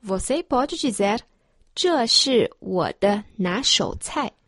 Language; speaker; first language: Portuguese; non-native, fluent; Chinese